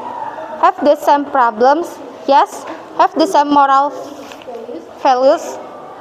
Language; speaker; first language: English; non-native, learner; Indonesian